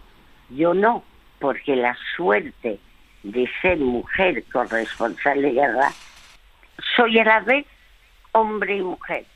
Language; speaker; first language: Spanish; early bilingual, other home language; French